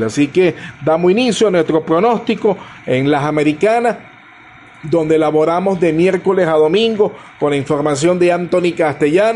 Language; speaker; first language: Spanish; native; Spanish